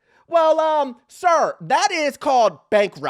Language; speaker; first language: English; native; English